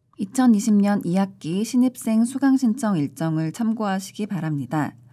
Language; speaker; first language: Korean; native; Korean